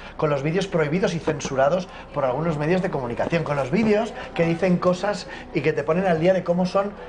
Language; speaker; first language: Spanish; native; Spanish